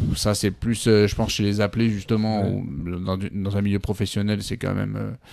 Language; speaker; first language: French; native; French